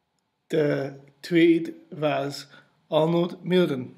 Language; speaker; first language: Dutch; non-native, learner; English